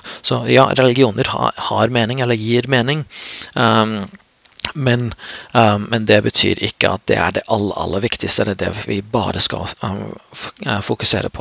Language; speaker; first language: Norwegian; non-native, fluent; English